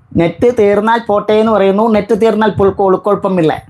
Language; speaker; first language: Malayalam; non-native, learner; Bangla